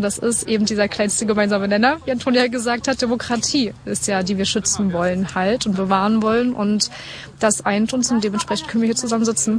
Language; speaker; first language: German; native; German